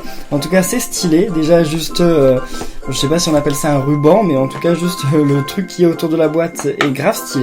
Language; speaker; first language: French; native; French